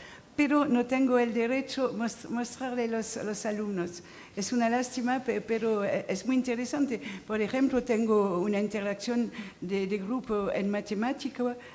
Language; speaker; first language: Spanish; non-native, fluent; French